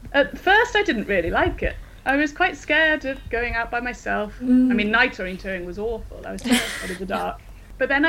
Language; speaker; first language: English; native; English